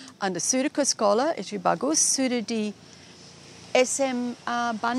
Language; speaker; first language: Indonesian; non-native, learner; English